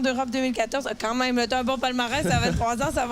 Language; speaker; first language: French; native; French